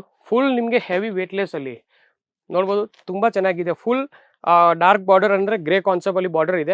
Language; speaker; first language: Kannada; non-native, local second language; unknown